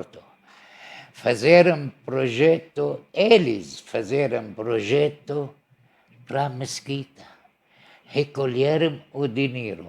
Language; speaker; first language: Portuguese; non-native, learner; Arabic